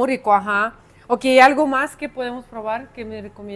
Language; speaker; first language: Spanish; non-native, fluent; Russian